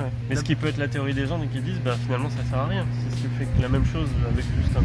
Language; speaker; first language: French; native; French